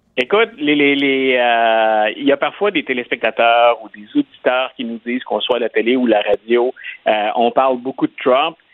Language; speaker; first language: French; native; French